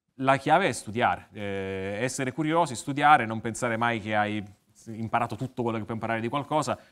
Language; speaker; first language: Italian; native; Italian